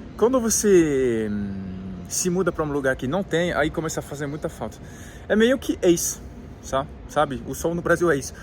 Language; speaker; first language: Portuguese; non-native, fluent; French